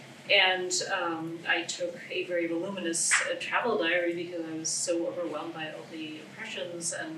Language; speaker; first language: English; native; English